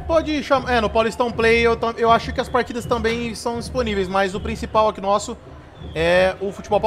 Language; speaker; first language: Portuguese; native; Portuguese